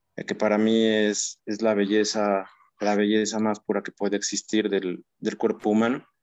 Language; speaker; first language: Spanish; native; Spanish